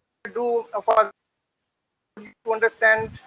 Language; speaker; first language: English; non-native, learner; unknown